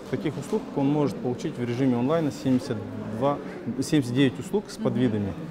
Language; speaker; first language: Russian; non-native, local second language; Kazakh